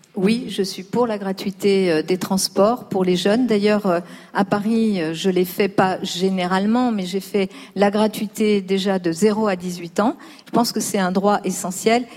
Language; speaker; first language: French; early bilingual, other home language; Spanish